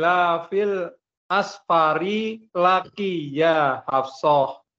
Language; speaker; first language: Arabic; non-native, learner; Indonesian